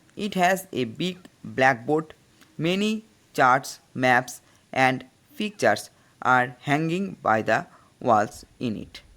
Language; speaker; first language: English; non-native, local second language; Bangla